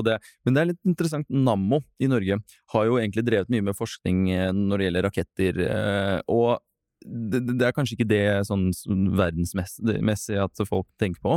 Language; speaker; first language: Norwegian; non-native, fluent; Russian